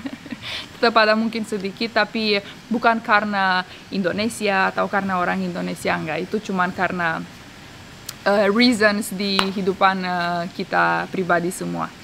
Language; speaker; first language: Indonesian; non-native, fluent; Romanian